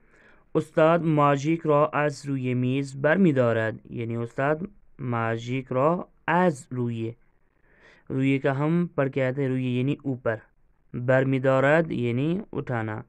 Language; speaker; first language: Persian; non-native, fluent; Urdu